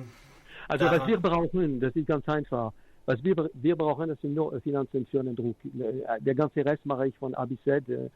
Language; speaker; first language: German; non-native, fluent; French